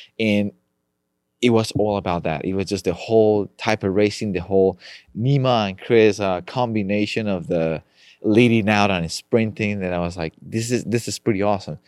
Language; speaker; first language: English; non-native, fluent; Spanish